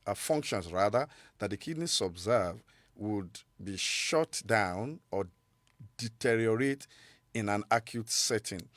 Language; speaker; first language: English; non-native, local second language; Yoruba